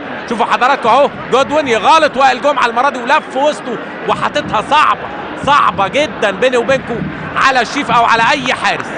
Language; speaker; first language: Arabic; native; Arabic